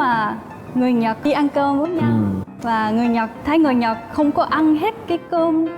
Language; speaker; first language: Vietnamese; non-native, fluent; Japanese